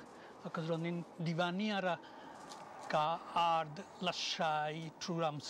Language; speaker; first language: Welsh; non-native, fluent; Bangla